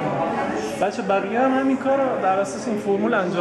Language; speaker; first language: German; non-native, learner; Persian